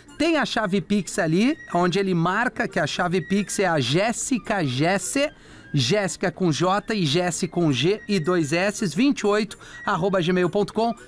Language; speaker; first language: Portuguese; native; Portuguese